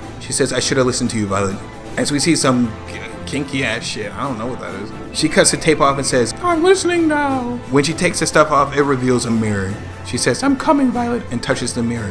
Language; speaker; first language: English; native; English